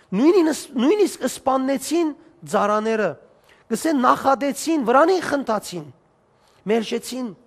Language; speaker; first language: Armenian; native; Armenian